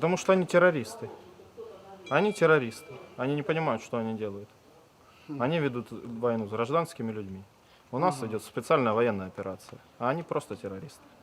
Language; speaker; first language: Russian; native; Russian